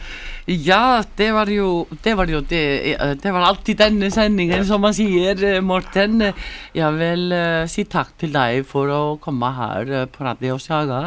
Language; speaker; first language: Norwegian; non-native, learner; Icelandic